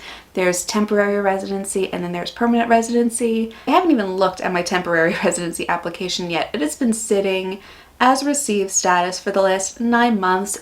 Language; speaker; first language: English; native; English